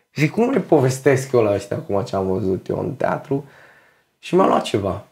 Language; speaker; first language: Romanian; native; Romanian